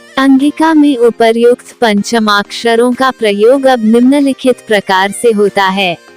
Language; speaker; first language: Hindi; non-native, local second language; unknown